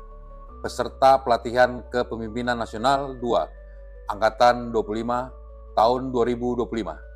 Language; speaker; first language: Indonesian; native; Indonesian